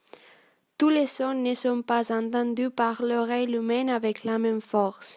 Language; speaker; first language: French; non-native, learner; Spanish